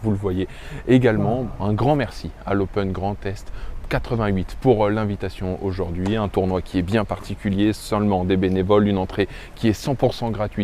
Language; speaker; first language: French; native; French